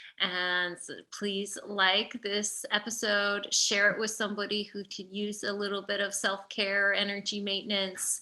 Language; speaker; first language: English; native; English